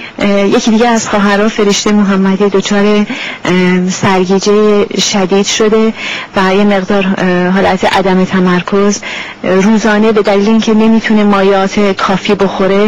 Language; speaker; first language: Persian; native; Persian